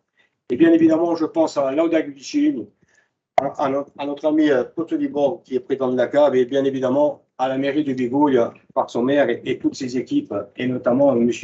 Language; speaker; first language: French; native; French